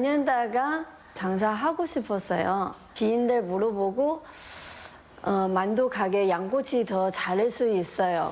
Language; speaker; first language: Korean; non-native, learner; Chinese